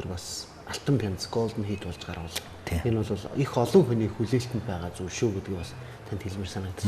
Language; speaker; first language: Mongolian; native; Mongolian